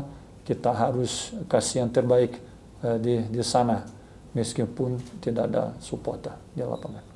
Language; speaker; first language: Indonesian; non-native, learner; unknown